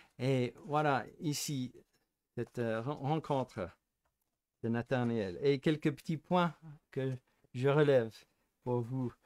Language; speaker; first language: French; non-native, fluent; English